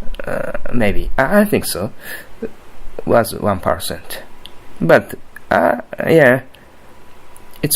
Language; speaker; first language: English; non-native, learner; Japanese